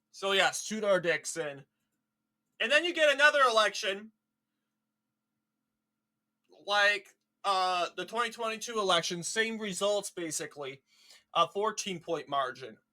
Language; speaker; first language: English; native; English